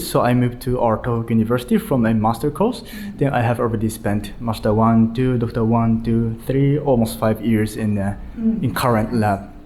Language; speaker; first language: English; non-native, fluent; Japanese